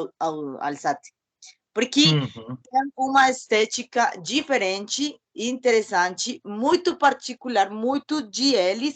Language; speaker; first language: Portuguese; non-native, learner; Spanish